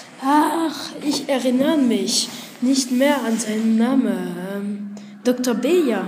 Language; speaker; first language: German; non-native, learner; French